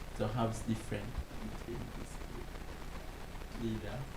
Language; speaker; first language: English; non-native, learner; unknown